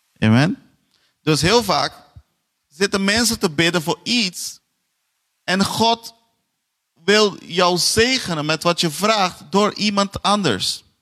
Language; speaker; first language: Dutch; non-native, fluent; Portuguese